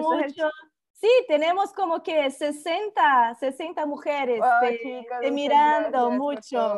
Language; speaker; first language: Spanish; non-native, learner; Portuguese